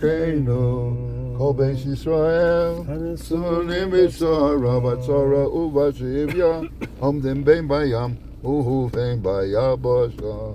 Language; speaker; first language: Hebrew; non-native, fluent; English